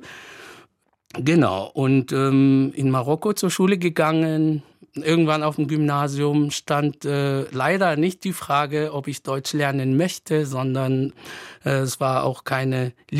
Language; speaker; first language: German; non-native, fluent; Arabic